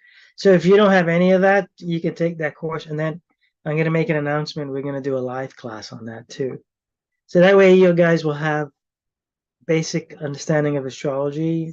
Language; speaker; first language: English; native; English